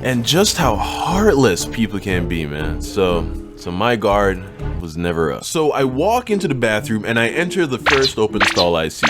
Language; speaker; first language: English; native; English